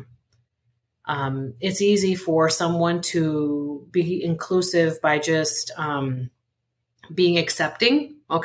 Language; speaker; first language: English; early bilingual, other home language; Spanish